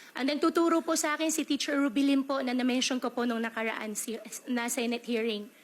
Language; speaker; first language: Filipino; native; Filipino